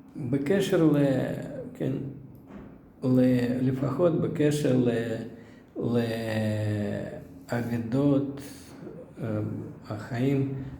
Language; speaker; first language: Hebrew; non-native, fluent; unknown